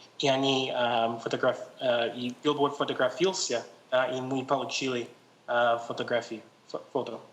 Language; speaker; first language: Russian; non-native, learner; English